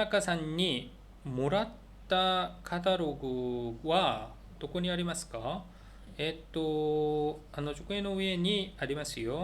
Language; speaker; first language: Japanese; non-native, learner; Korean